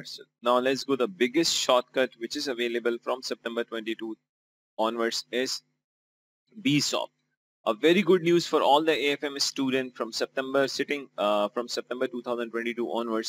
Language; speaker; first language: English; non-native, local second language; Urdu